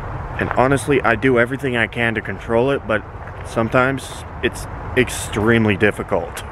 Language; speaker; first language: English; native; English